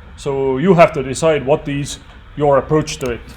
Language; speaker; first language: English; non-native, fluent; Estonian